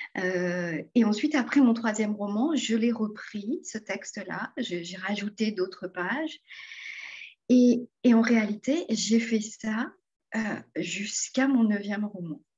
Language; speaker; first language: French; non-native, local second language; Morisyen